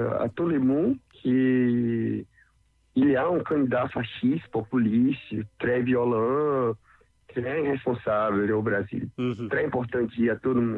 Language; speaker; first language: French; non-native, learner; Portuguese